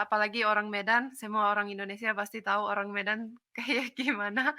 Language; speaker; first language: Indonesian; non-native, fluent; Finnish